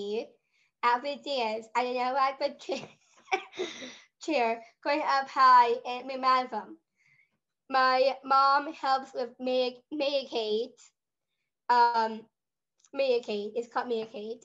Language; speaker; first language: English; native; English